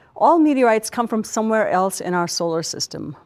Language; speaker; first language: English; non-native, local second language; Punjabi